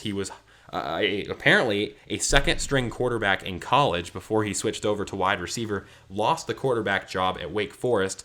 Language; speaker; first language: English; native; English